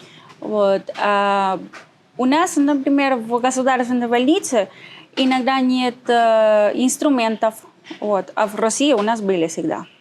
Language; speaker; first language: Russian; non-native, learner; Spanish